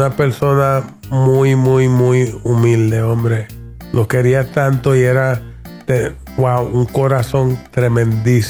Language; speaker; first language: Spanish; early bilingual, heritage; English